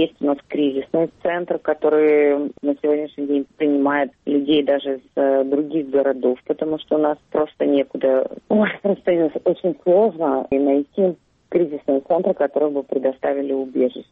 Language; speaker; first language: Russian; native; Russian